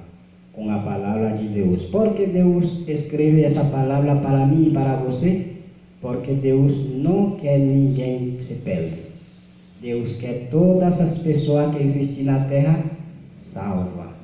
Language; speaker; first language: Portuguese; non-native, learner; Haitian Creole